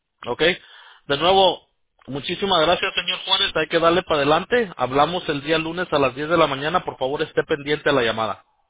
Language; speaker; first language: Spanish; native; Spanish